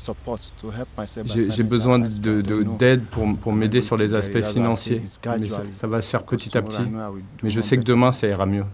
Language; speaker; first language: French; non-native, learner; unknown